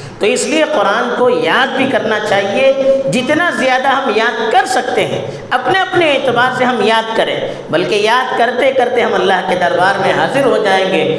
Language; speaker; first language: Urdu; non-native, local second language; Konkani